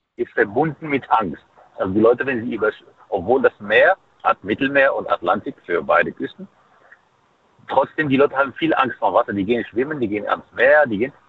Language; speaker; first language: German; non-native, fluent; Arabic